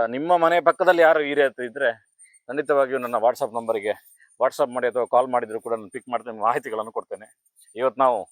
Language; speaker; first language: Kannada; native; Kannada